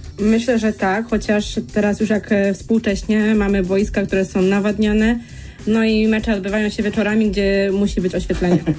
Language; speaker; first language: Polish; native; Polish